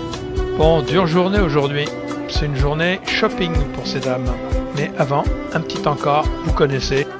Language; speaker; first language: French; native; French